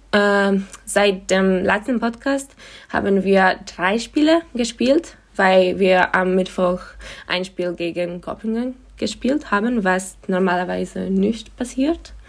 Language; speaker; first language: German; non-native, fluent; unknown